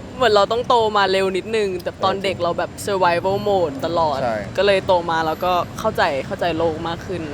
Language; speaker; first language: Thai; native; Thai